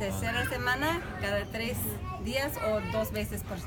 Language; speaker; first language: Spanish; non-native, fluent; English